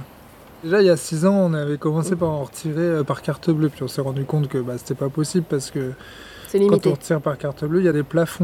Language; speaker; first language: French; native; French